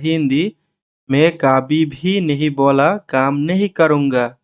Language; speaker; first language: Hindi; non-native, learner; Bangla